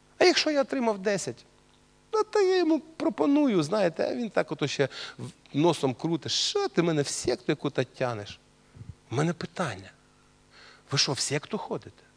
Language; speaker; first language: Ukrainian; non-native, local second language; Russian